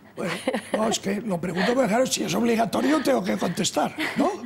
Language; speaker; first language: Spanish; native; Spanish